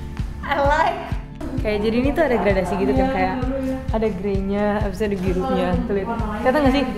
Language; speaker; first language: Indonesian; native; Indonesian